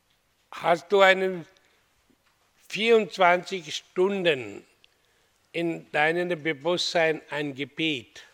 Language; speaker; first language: German; non-native, learner; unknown